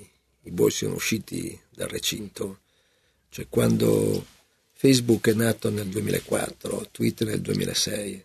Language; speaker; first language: Italian; native; Italian